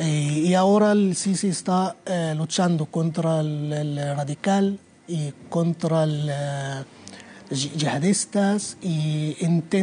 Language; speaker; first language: Spanish; non-native, learner; Arabic